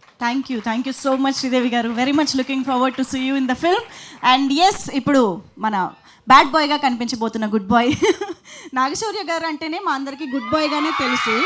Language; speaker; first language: Telugu; native; Telugu